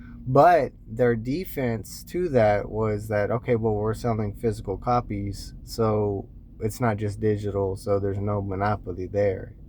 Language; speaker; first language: English; native; English